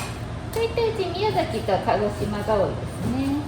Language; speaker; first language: Japanese; native; Japanese